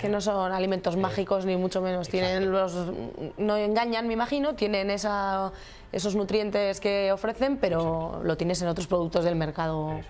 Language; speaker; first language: Spanish; native; Spanish